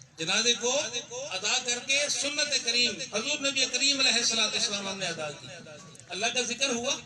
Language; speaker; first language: Urdu; non-native, local second language; Punjabi